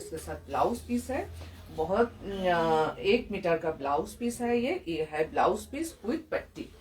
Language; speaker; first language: Hindi; non-native, local second language; Bangla